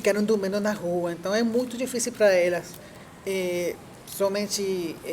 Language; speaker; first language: Portuguese; non-native, fluent; Spanish